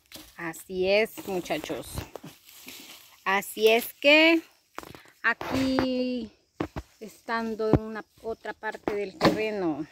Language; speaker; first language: Spanish; native; Spanish